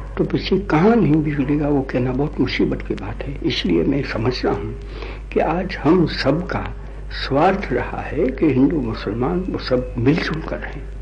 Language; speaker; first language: Hindi; non-native, local second language; Gujarati